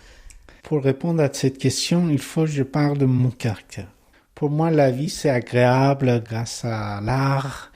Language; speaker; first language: French; non-native, learner; Persian